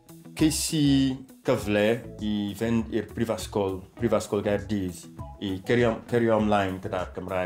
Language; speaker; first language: Welsh; non-native, fluent; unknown